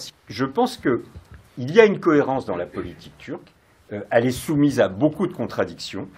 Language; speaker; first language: French; native; French